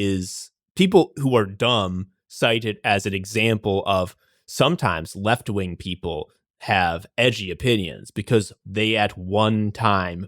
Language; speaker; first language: English; native; English